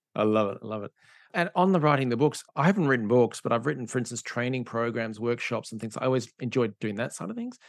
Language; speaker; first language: English; native; English